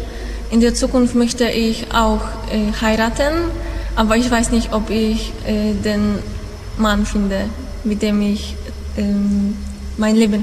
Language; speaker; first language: German; non-native, learner; Polish